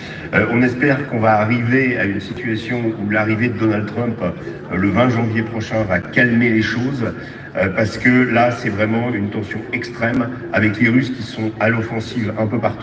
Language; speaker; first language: French; native; French